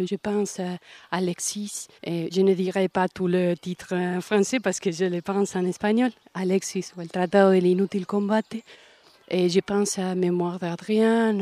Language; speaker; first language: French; non-native, fluent; Spanish